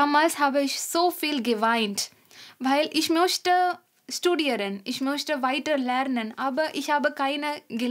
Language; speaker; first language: German; non-native, fluent; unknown